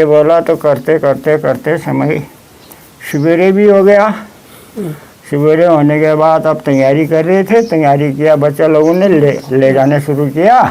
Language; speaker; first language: Hindi; non-native, local second language; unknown